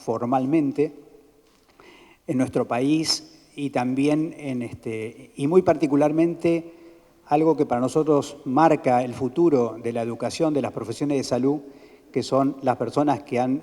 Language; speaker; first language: Spanish; native; Spanish